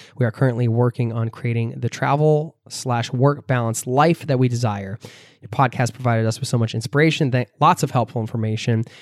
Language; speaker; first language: English; native; English